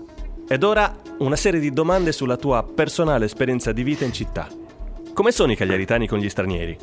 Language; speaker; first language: Italian; native; Italian